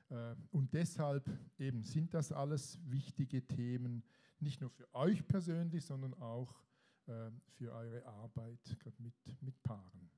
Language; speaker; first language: German; native; German